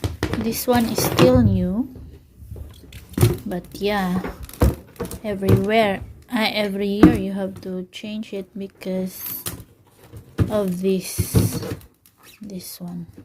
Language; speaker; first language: English; non-native, local second language; Filipino